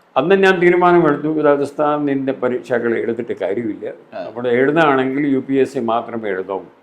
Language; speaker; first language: Malayalam; non-native, fluent; Hindi